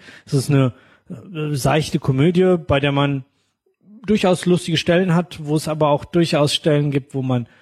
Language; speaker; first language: German; native; German